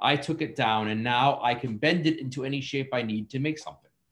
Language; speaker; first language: English; native; English